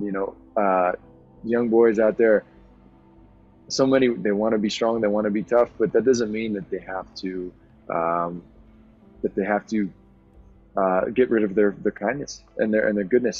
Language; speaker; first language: English; native; English